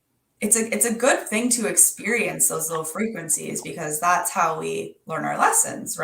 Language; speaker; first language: English; native; English